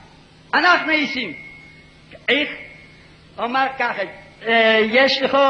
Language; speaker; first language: Hebrew; non-native, fluent; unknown